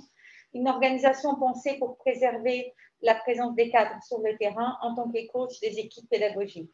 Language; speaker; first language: French; native; French